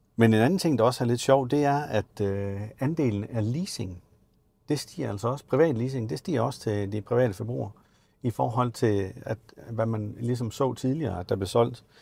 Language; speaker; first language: Danish; native; Danish